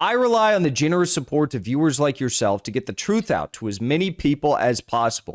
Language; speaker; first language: English; native; English